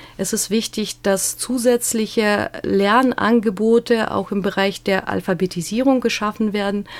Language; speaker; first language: German; native; German